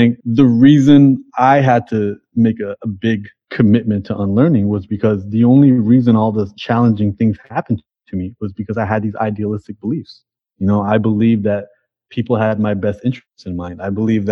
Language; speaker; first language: English; native; English